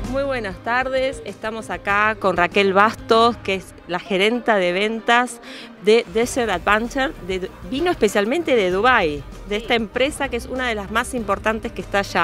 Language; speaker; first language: Spanish; native; Spanish